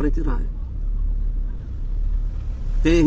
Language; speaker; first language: Spanish; non-native, fluent; Portuguese